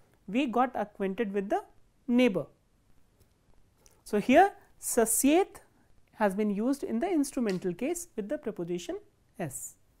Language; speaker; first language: English; non-native, local second language; Hindi